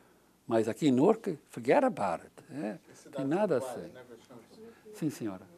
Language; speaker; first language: Portuguese; non-native, learner; English